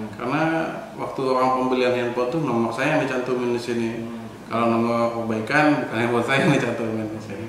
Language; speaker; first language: Indonesian; native; Indonesian